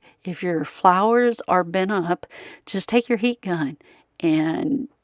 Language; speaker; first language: English; native; English